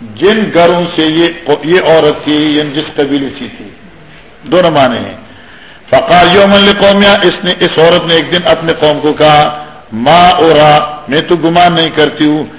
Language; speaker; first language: Urdu; non-native, local second language; Northern Hindko